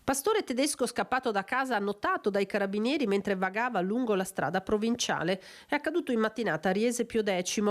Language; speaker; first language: Italian; native; Italian